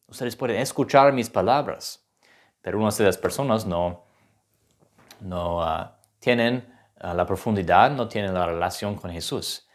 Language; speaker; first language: Spanish; non-native, learner; English